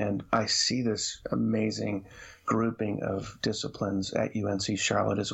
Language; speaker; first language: English; native; English